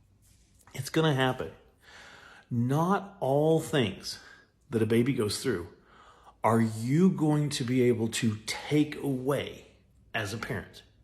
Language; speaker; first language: English; native; English